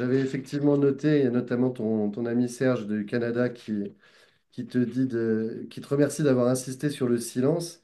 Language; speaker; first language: French; native; French